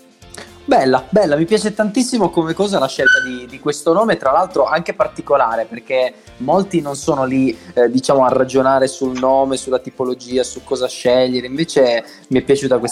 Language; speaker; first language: Italian; native; Italian